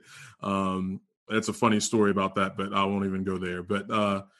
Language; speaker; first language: English; native; English